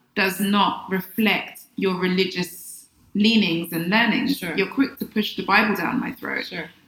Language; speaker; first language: English; native; English